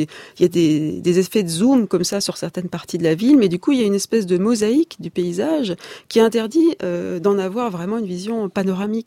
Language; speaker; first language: French; native; French